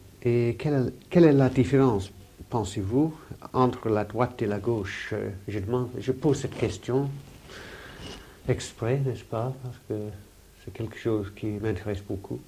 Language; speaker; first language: French; non-native, fluent; English